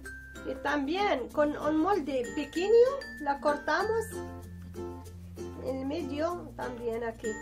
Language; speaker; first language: Spanish; non-native, fluent; Arabic